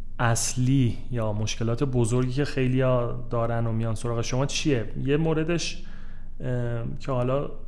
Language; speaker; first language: Persian; native; Persian